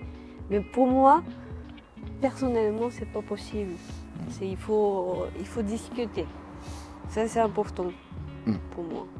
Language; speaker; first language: French; non-native, learner; Japanese